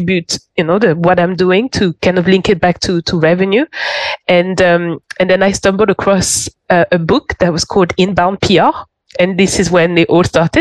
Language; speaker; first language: English; non-native, fluent; French